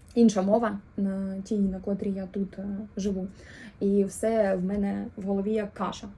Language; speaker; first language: Ukrainian; non-native, local second language; Russian